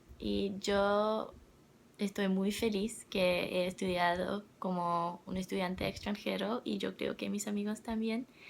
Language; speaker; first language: Spanish; non-native, learner; English